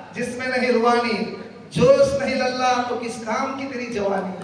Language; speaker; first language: Hindi; non-native, local second language; Marathi